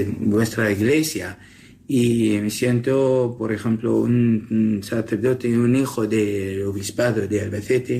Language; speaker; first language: Spanish; non-native, learner; Assyrian Neo-Aramaic